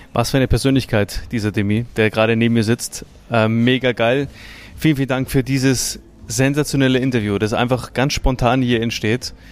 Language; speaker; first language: German; native; German